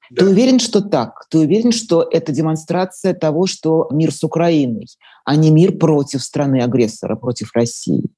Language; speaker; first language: Russian; native; Russian